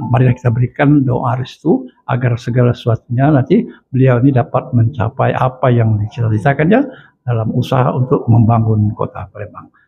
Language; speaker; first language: Indonesian; native; Indonesian